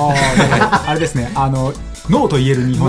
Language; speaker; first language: Japanese; native; Japanese